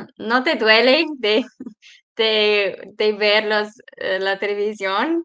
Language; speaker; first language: Spanish; non-native, fluent; English